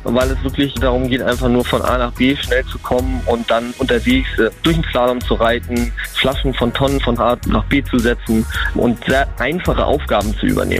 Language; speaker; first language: German; native; German